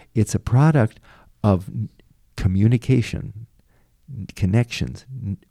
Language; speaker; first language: English; native; English